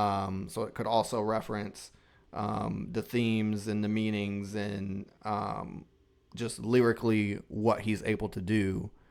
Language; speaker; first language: English; native; English